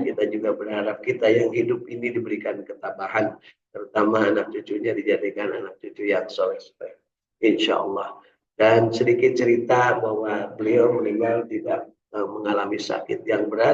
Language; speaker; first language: Indonesian; native; Indonesian